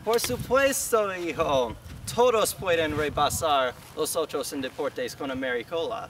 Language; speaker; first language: Spanish; non-native, learner; English